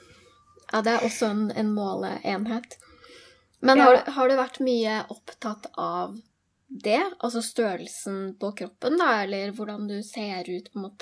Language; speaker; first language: Norwegian; native; Norwegian